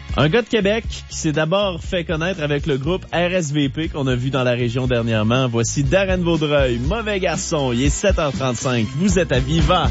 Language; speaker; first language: French; native; French